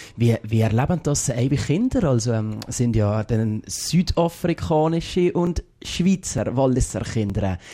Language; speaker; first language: German; native; German